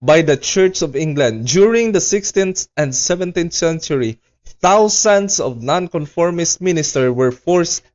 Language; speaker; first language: English; non-native, local second language; Filipino